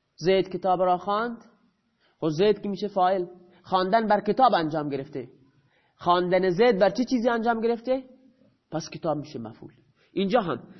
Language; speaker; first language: Persian; non-native, local second language; Baluchi